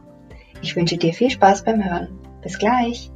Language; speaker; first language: German; native; German